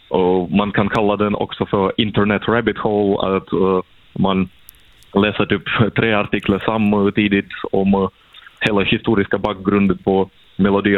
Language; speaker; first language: Swedish; non-native, fluent; Russian